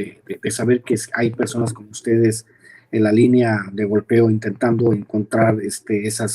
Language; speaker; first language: Spanish; native; Spanish